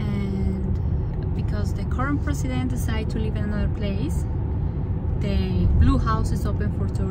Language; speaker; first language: English; non-native, fluent; Spanish